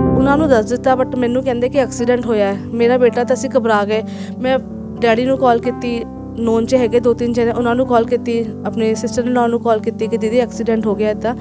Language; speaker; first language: Punjabi; non-native, local second language; Hindi